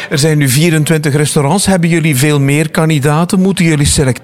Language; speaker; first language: Dutch; native; Dutch